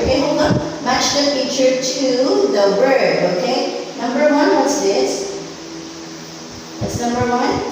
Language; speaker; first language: English; non-native, fluent; Vietnamese